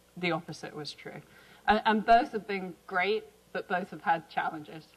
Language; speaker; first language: English; native; English